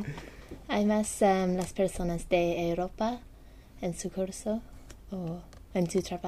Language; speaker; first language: Spanish; non-native, learner; English